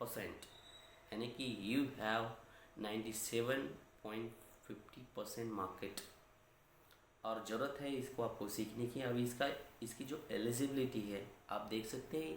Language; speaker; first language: Hindi; non-native, local second language; Marathi